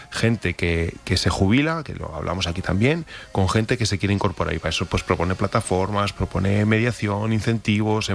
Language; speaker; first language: Spanish; native; Spanish